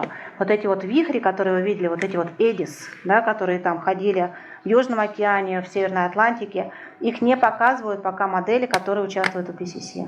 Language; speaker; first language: Russian; native; Russian